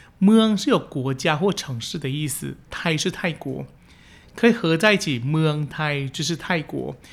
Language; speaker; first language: Chinese; early bilingual, heritage; Chinese